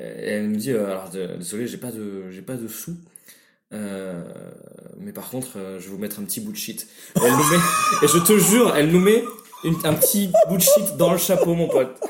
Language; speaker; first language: French; native; French